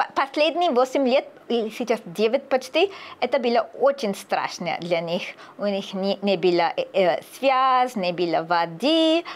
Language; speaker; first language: Russian; non-native, learner; English